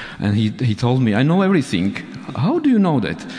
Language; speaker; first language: English; non-native, fluent; Slovak